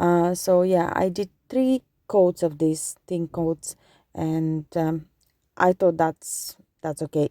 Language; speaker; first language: English; non-native, fluent; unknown